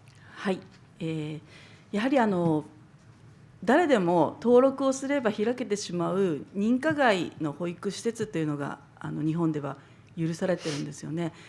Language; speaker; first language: Japanese; native; Japanese